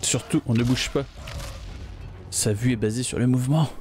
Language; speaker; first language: French; native; French